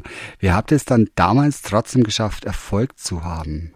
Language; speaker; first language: German; native; German